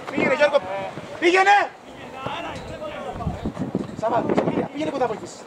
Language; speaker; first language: Greek; native; Greek